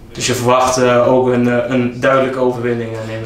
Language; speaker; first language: Dutch; native; Dutch